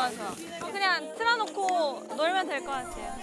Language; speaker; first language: Korean; native; Korean